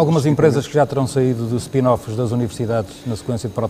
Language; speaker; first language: Portuguese; native; Portuguese